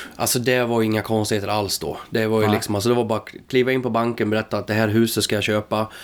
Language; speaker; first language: Swedish; native; Swedish